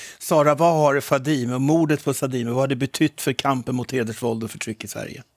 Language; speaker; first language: Swedish; native; Swedish